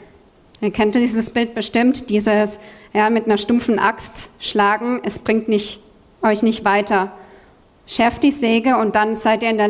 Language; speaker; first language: German; native; German